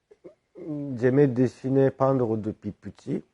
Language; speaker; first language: French; non-native, fluent; Japanese